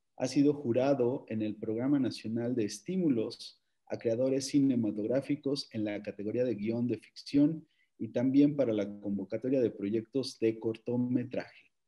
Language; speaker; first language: Spanish; native; Spanish